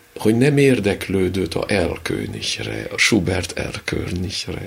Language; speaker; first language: Hungarian; early bilingual, other home language; French